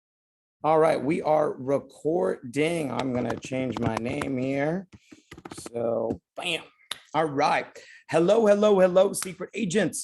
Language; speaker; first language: English; native; English